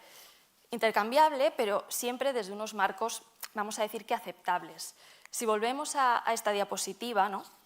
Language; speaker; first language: Spanish; native; Spanish